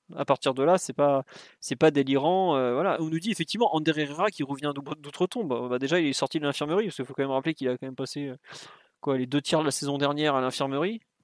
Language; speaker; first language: French; native; French